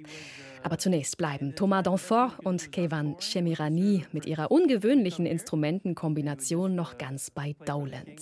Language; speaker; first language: German; native; German